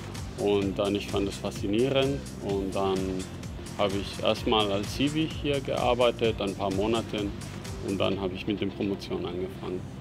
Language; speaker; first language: German; non-native, fluent; Spanish